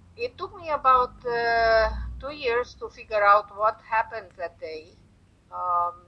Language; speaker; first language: English; non-native, fluent; Romanian